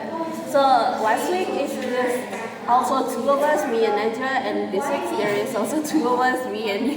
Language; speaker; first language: English; non-native, learner; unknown